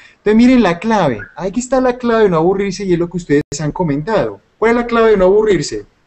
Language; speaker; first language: Spanish; native; Spanish